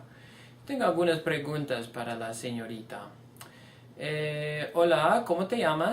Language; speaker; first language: Spanish; non-native, fluent; English